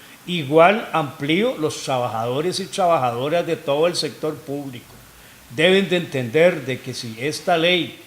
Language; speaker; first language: Spanish; native; Spanish